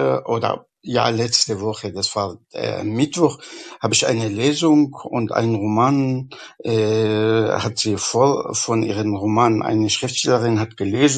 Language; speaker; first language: German; non-native, fluent; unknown